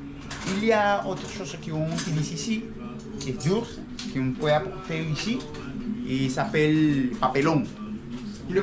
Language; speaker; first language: French; non-native, learner; Spanish